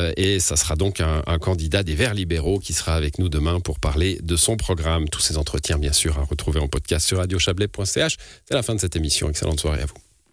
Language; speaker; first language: French; native; French